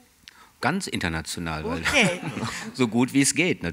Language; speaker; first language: German; native; German